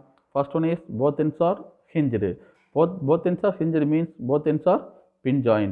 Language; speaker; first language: English; non-native, local second language; Tamil